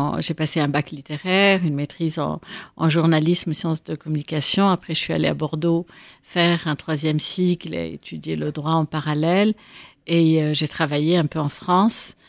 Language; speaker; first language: French; non-native, local second language; Arabic